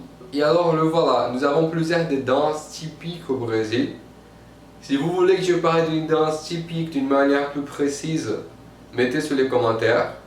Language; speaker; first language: French; non-native, fluent; Portuguese